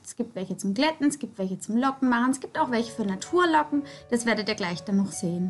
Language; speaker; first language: German; native; German